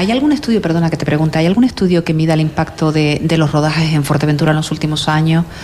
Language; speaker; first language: Spanish; native; Spanish